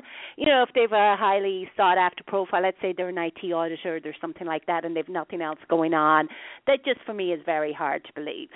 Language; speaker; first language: English; native; English